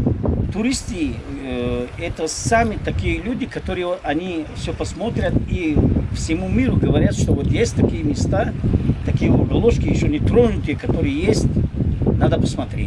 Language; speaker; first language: Russian; non-native, local second language; Tajik